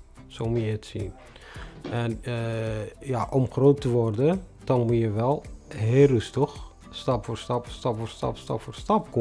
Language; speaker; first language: Dutch; non-native, fluent; Tigrinya